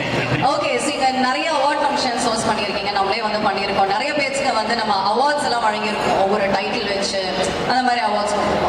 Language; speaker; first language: Tamil; native; Tamil